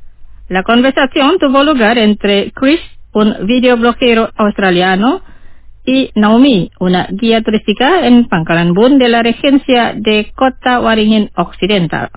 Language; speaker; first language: Spanish; non-native, fluent; Indonesian